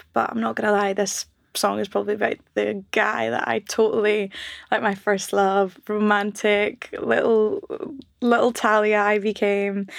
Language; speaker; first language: English; native; English